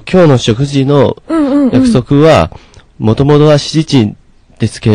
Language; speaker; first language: Japanese; non-native, learner; Chinese